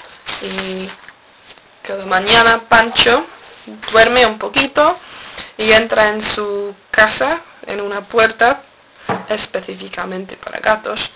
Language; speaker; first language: Spanish; non-native, learner; English